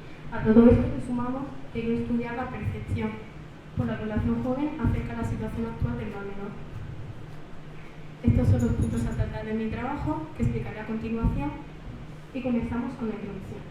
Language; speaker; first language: Spanish; early bilingual, other home language; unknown